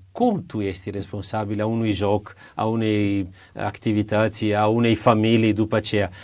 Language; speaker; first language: Romanian; non-native, fluent; Italian